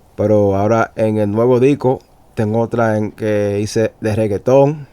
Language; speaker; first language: Spanish; early bilingual, heritage; Spanish